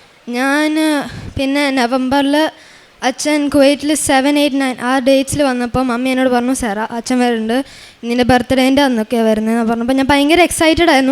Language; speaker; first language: Malayalam; early bilingual, heritage; Malayalam